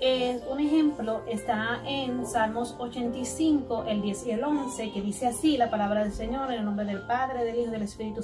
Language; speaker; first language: Spanish; native; Spanish